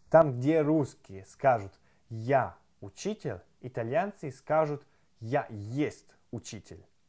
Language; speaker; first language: Russian; non-native, fluent; Italian